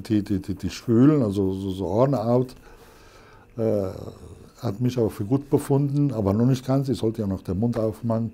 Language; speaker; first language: German; non-native, fluent; Italian